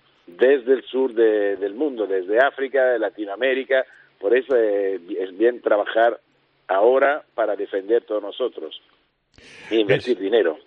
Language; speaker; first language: Spanish; non-native, fluent; Italian